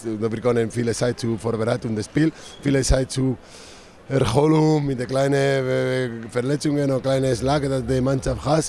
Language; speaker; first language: German; non-native, fluent; Spanish